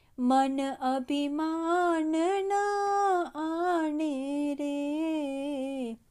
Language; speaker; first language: Hindi; non-native, local second language; Gujarati